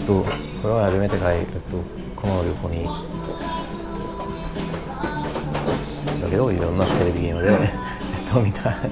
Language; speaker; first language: Japanese; non-native, learner; English